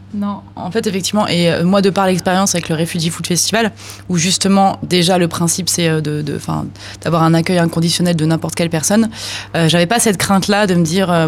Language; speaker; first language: French; native; French